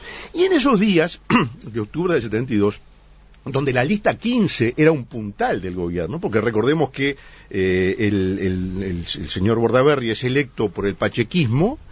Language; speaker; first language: Spanish; native; Spanish